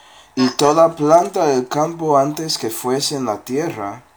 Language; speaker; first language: Spanish; non-native, fluent; English